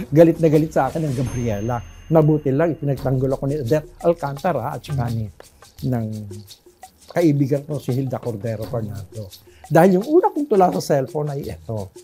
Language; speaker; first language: Filipino; native; Filipino